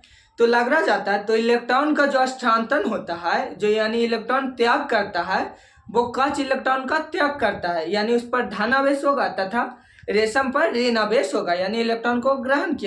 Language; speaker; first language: Hindi; native; Hindi